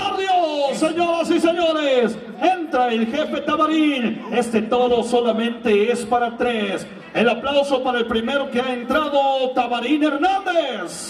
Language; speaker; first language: Spanish; native; Spanish